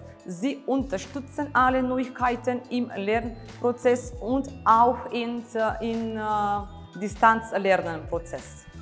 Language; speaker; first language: German; non-native, fluent; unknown